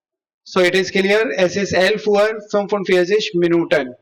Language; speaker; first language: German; non-native, learner; Hindi